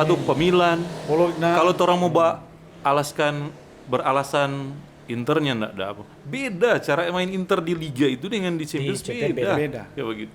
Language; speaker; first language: Indonesian; non-native, local second language; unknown